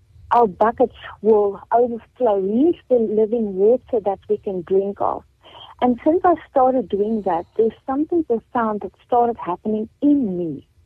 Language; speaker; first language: English; non-native, local second language; Afrikaans